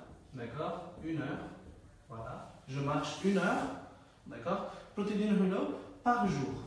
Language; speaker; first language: French; non-native, fluent; Bangla